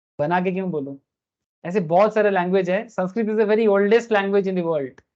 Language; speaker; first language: Hindi; non-native, local second language; Bangla